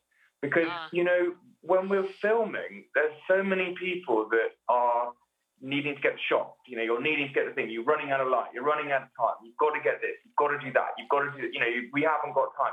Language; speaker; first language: English; native; English